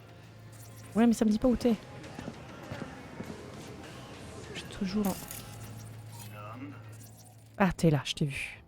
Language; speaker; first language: French; native; French